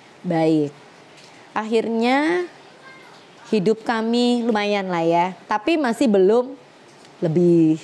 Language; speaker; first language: Indonesian; native; Indonesian